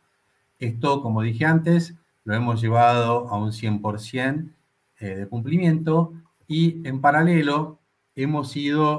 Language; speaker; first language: Spanish; native; Spanish